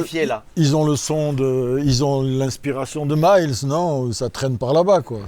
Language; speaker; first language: French; non-native, local second language; Arabic